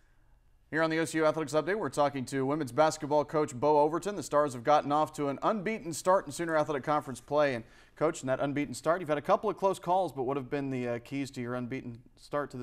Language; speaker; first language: English; native; English